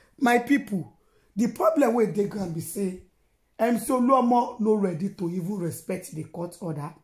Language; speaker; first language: Nigerian Pidgin; non-native, local second language; Yoruba